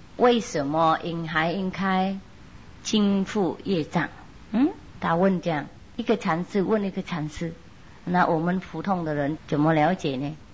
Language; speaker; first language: Chinese; non-native, fluent; Vietnamese